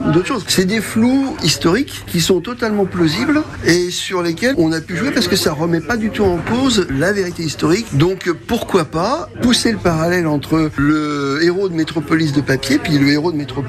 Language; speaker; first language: French; native; French